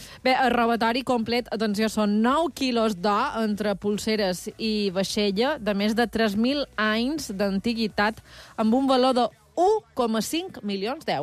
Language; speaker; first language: Catalan; native; Catalan